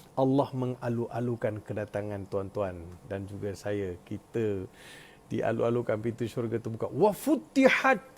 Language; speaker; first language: Malay; non-native, local second language; Tamil